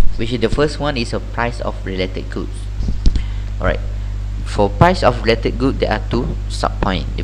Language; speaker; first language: English; non-native, local second language; Malay